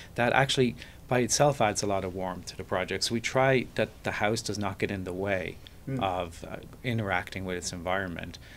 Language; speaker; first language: English; native; English